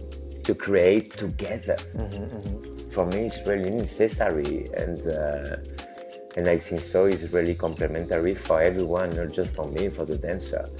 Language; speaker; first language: English; non-native, learner; French